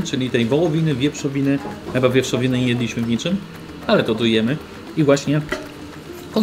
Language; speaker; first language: Polish; native; Polish